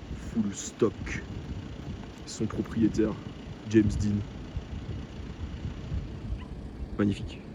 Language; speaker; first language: French; native; French